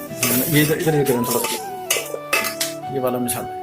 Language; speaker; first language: Hindi; non-native, local second language; Punjabi